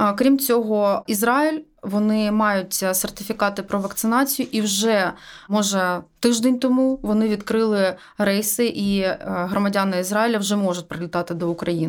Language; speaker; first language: Ukrainian; native; Ukrainian